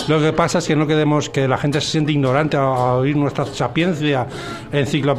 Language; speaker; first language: Spanish; native; Spanish